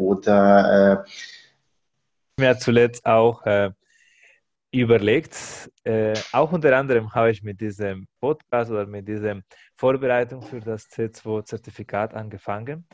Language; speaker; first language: German; non-native, fluent; Spanish